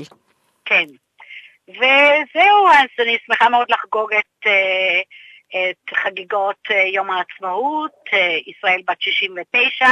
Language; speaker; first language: Hebrew; early bilingual, other home language; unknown